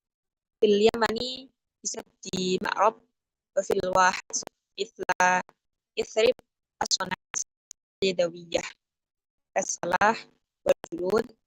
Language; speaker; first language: Arabic; non-native, learner; Indonesian